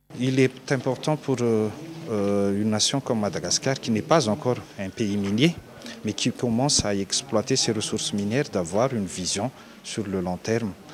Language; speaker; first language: French; non-native, local second language; Malagasy